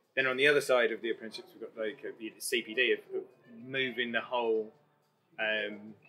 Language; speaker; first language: English; native; English